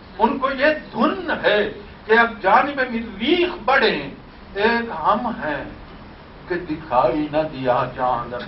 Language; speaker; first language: Urdu; non-native, local second language; Punjabi